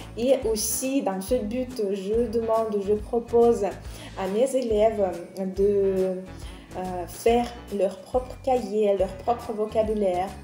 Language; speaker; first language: French; non-native, fluent; Russian